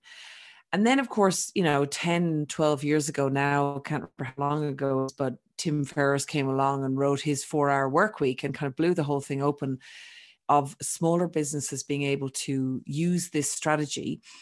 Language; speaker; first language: English; native; English